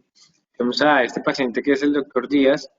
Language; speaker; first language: Spanish; native; Spanish